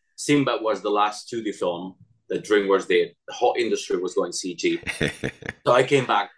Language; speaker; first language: English; non-native, fluent; Spanish